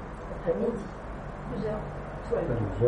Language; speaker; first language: French; native; French